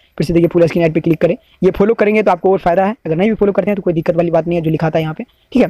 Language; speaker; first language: Hindi; native; Hindi